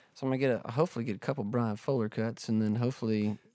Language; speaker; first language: English; native; English